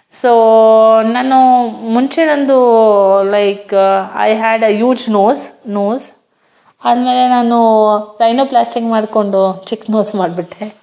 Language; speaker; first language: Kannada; non-native, local second language; Hindi